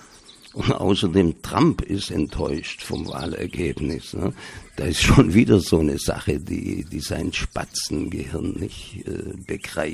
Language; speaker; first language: German; native; German